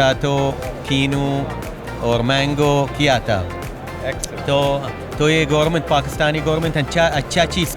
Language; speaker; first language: Hindi; non-native, learner; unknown